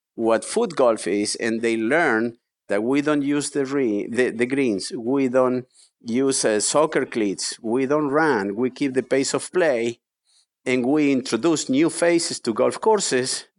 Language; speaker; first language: English; non-native, fluent; Spanish